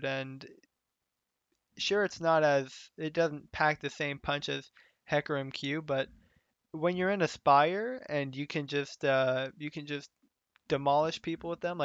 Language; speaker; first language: English; native; English